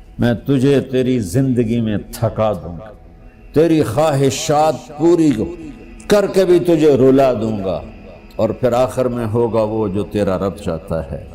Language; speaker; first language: Urdu; non-native, local second language; Punjabi